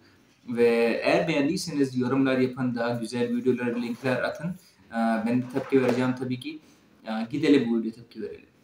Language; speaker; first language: Turkish; non-native, fluent; Urdu